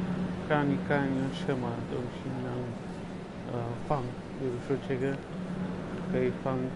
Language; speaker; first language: Chinese; non-native, learner; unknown